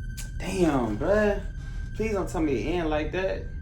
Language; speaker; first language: English; native; English